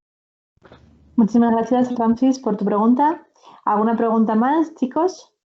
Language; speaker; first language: Spanish; native; Spanish